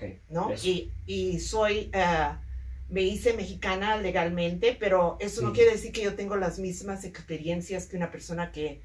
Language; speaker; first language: Spanish; early bilingual, heritage; Spanish